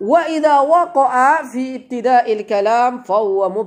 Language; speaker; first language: Arabic; non-native, fluent; Indonesian